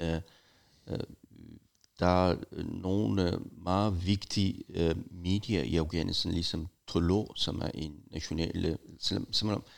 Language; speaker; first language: Danish; non-native, fluent; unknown